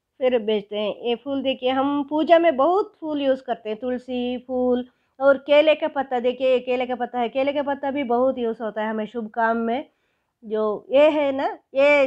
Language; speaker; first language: Hindi; non-native, local second language; Kannada